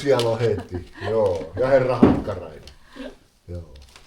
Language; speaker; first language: Finnish; native; Finnish